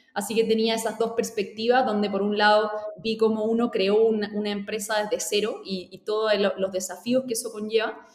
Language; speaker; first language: Spanish; native; Spanish